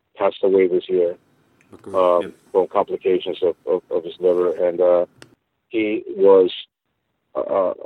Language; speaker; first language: English; early bilingual, other home language; Spanish